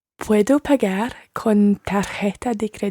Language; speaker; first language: Spanish; non-native, learner; English